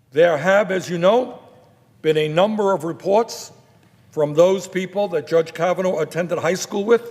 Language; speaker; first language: English; native; English